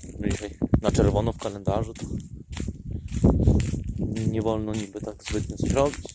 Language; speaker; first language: Polish; native; Polish